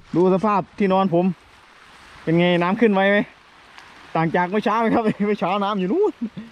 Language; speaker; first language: Thai; native; Thai